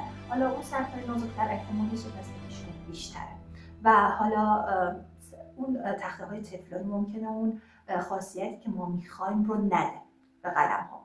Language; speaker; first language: Persian; native; Persian